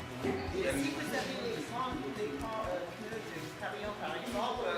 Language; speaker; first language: French; non-native, fluent; English